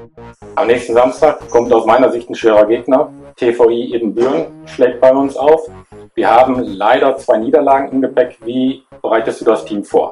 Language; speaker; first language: German; native; German